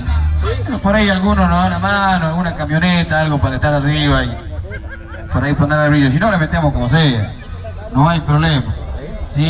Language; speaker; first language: Spanish; native; Spanish